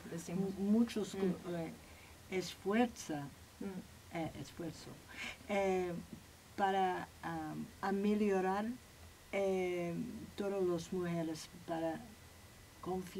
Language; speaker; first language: Spanish; non-native, learner; English